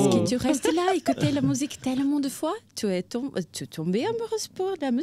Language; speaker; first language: French; non-native, fluent; Portuguese